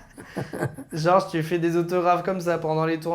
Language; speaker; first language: French; native; French